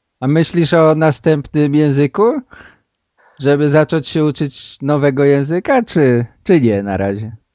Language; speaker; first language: Polish; native; Polish